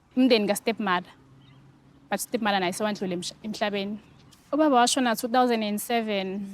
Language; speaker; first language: Zulu; native; Zulu